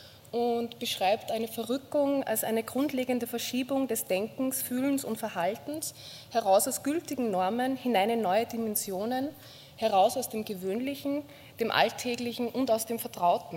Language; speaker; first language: German; native; German